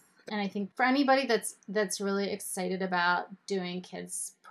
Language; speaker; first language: English; native; English